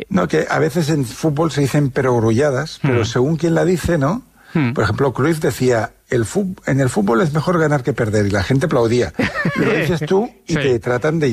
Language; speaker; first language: Spanish; native; Spanish